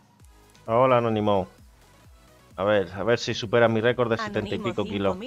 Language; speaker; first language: Spanish; native; Spanish